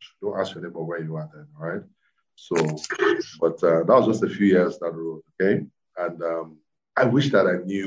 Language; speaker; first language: English; non-native, local second language; Yoruba